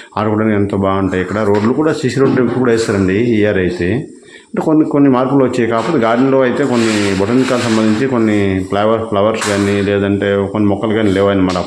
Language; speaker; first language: Telugu; non-native, local second language; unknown